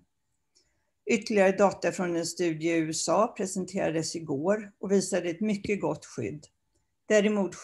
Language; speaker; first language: Swedish; native; Swedish